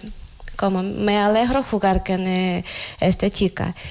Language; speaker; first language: Spanish; non-native, learner; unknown